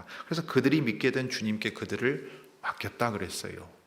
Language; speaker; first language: Korean; native; Korean